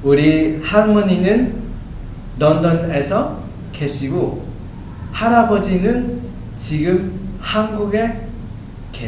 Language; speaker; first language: Korean; early bilingual, heritage; Korean